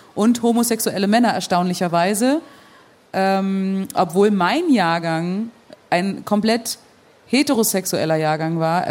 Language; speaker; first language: German; native; German